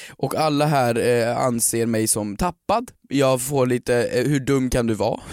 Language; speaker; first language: Swedish; native; Swedish